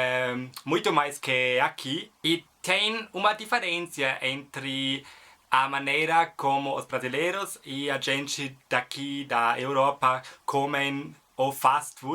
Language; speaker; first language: Portuguese; non-native, fluent; German